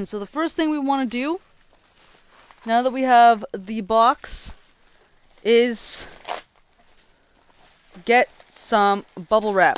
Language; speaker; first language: English; native; English